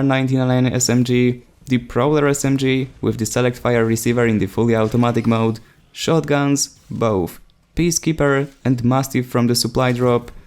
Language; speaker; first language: English; non-native, fluent; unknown